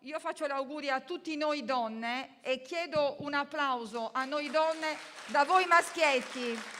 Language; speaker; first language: Italian; native; Italian